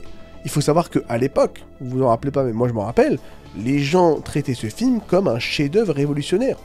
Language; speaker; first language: French; native; French